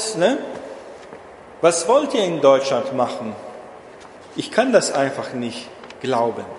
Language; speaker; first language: German; non-native, fluent; Portuguese